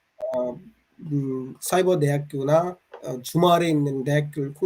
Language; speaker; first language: Korean; non-native, fluent; Bangla